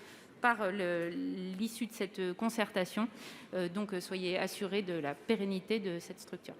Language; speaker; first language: French; native; French